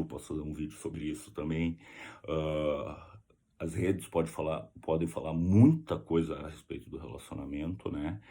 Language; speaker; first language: Portuguese; native; Portuguese